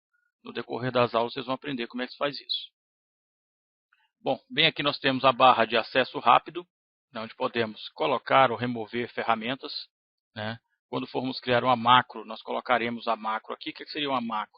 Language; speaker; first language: Portuguese; native; Portuguese